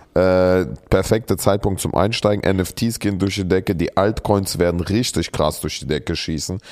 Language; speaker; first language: German; early bilingual, other home language; Russian